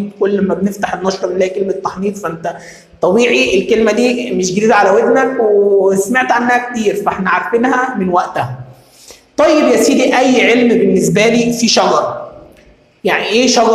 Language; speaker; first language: Arabic; native; Arabic